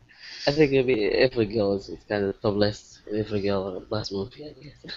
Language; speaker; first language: English; non-native, learner; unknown